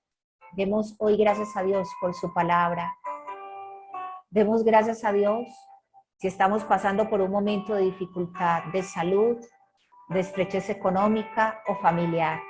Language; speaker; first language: Spanish; native; Spanish